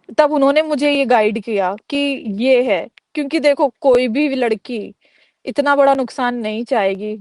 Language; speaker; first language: Hindi; native; Hindi